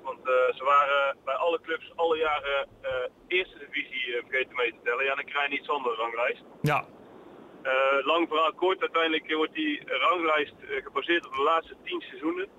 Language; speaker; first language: Dutch; native; Dutch